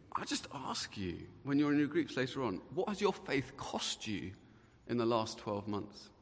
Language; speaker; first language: English; native; English